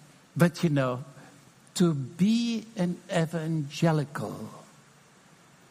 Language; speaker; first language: English; non-native, fluent; Dutch